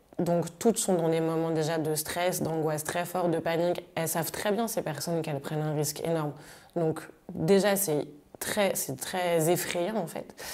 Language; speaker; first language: French; native; French